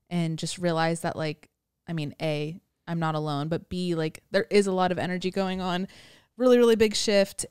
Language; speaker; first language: English; native; English